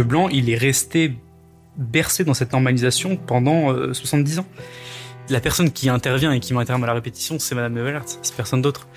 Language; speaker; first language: French; native; French